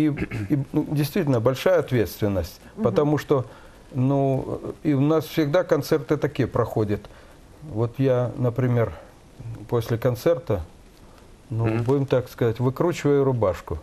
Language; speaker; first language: Russian; native; Russian